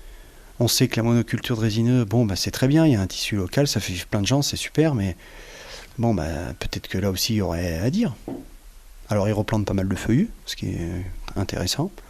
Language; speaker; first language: French; native; French